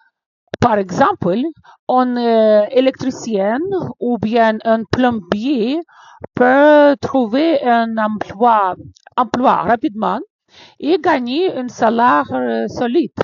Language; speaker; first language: French; non-native, fluent; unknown